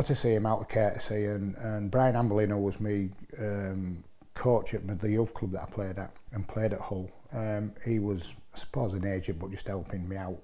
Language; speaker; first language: English; native; English